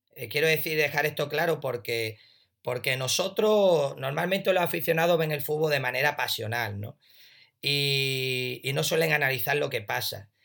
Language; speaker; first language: Spanish; native; Spanish